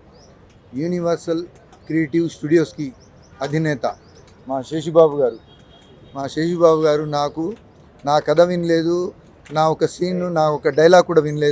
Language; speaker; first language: Telugu; native; Telugu